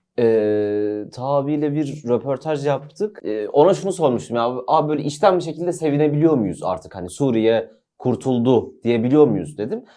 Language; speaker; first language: Turkish; native; Turkish